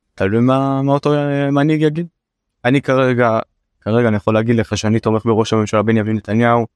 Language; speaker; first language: Hebrew; native; Hebrew